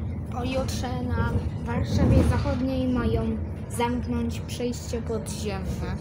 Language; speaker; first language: Polish; native; Polish